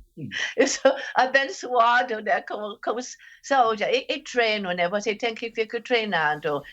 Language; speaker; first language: Portuguese; non-native, fluent; English